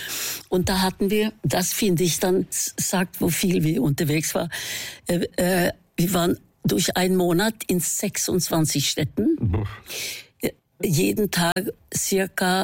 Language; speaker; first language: German; non-native, fluent; Norwegian